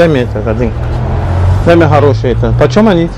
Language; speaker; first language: Russian; non-native, learner; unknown